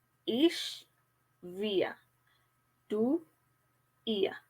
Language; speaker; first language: German; non-native, fluent; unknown